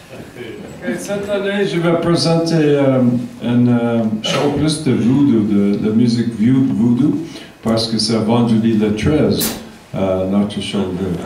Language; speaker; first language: French; non-native, learner; English